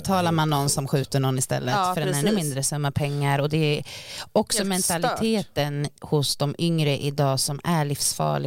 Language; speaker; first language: Swedish; native; Swedish